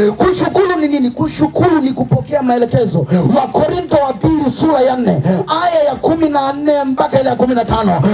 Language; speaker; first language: Swahili; native; Swahili